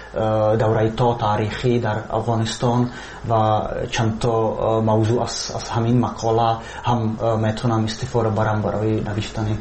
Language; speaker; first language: Persian; non-native, fluent; Czech